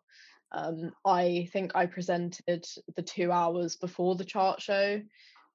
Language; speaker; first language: English; native; English